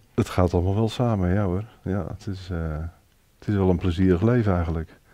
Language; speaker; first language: Dutch; native; Dutch